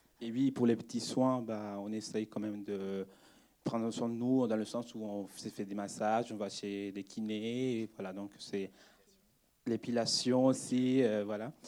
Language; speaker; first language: French; non-native, fluent; Spanish